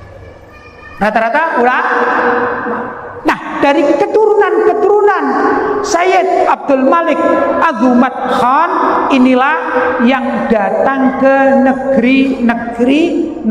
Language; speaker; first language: Indonesian; native; Indonesian